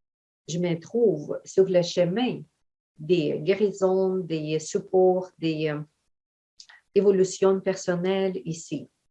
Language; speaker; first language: French; non-native, fluent; Ukrainian